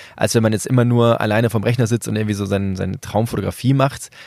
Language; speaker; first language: German; early bilingual, other home language; Spanish